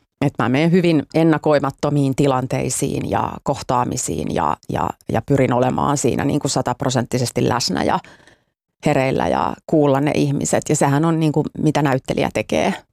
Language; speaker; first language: Finnish; native; Finnish